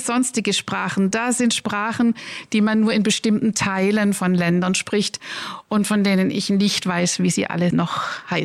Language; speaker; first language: German; native; German